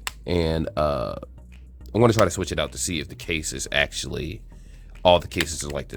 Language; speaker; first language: English; native; English